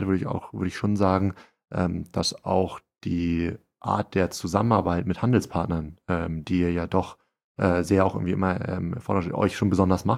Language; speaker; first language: German; native; German